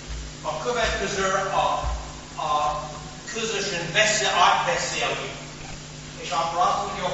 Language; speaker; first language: Hungarian; non-native, fluent; English